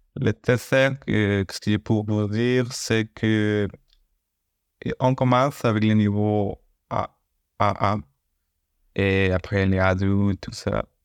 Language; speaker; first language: French; non-native, fluent; Spanish